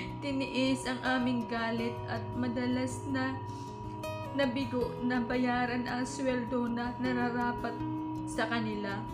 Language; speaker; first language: Filipino; native; Filipino